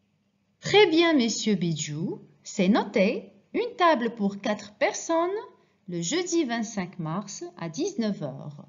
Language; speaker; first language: French; non-native, fluent; Arabic